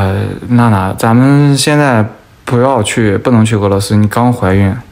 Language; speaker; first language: Chinese; native; Chinese